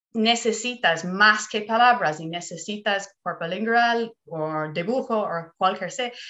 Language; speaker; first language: Spanish; non-native, fluent; English